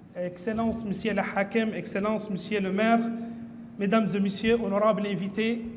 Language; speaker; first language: French; non-native, local second language; Arabic